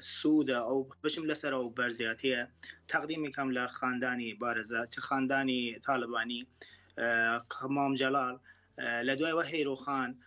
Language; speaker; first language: Central Kurdish; non-native, local second language; Southern Kurdish